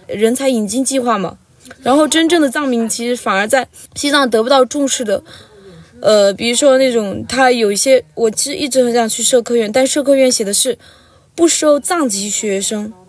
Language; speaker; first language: Chinese; non-native, local second language; Tibetan